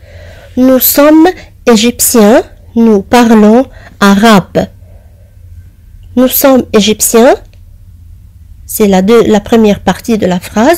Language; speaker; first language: French; non-native, fluent; Arabic